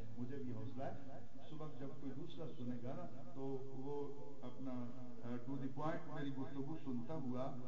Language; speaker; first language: Urdu; native; Urdu